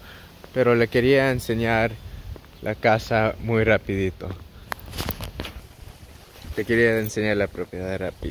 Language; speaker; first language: Spanish; early bilingual, heritage; English